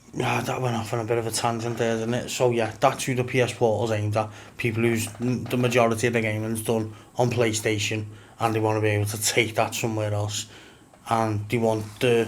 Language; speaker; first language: English; native; English